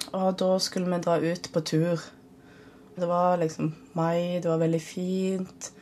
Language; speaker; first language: Norwegian; early bilingual, other home language; Tamil